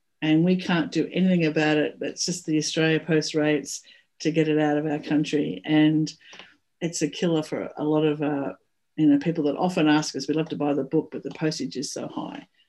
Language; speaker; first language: English; native; English